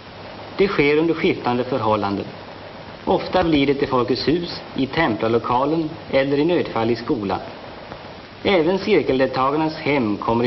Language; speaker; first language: Swedish; native; Swedish